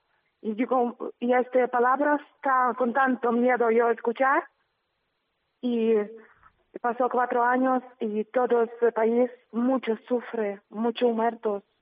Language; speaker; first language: Spanish; non-native, learner; Ukrainian